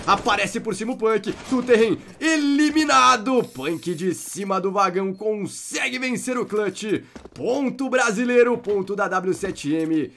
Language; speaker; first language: Portuguese; native; Portuguese